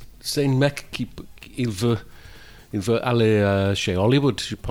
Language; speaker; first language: French; non-native, learner; English